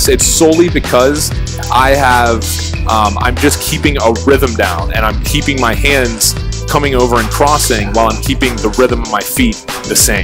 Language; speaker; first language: English; native; English